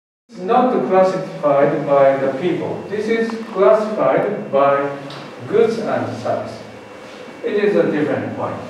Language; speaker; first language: English; non-native, learner; Japanese